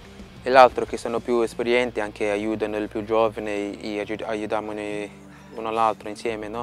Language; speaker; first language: Italian; non-native, fluent; Portuguese